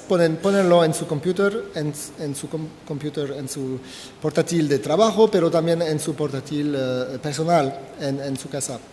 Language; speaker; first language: Spanish; non-native, fluent; French